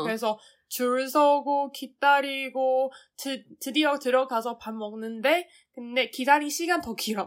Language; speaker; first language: Korean; non-native, learner; Chinese